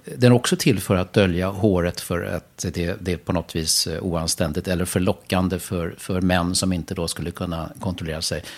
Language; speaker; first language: Swedish; native; Swedish